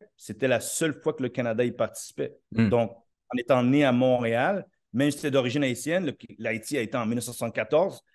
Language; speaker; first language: French; native; French